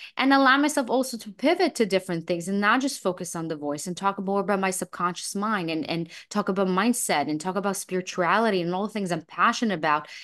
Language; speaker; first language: English; non-native, fluent; Russian